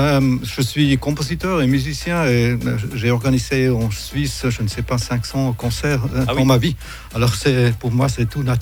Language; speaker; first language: French; non-native, fluent; German